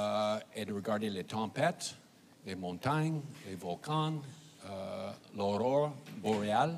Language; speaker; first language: French; non-native, fluent; English